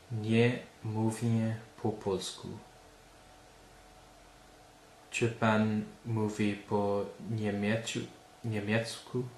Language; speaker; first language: Polish; non-native, learner; English